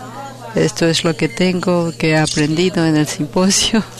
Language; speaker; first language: Spanish; non-native, fluent; Portuguese